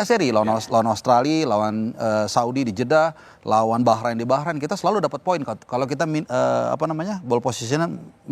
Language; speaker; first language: Indonesian; native; Indonesian